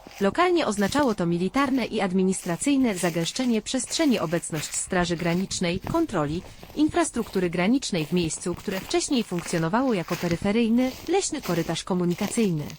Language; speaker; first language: Polish; native; Polish